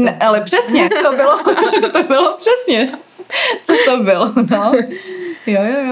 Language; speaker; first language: Czech; early bilingual, other home language; English